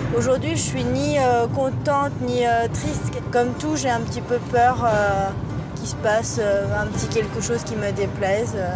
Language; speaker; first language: French; early bilingual, other home language; Korean